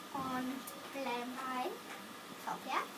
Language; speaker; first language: Welsh; non-native, local second language; English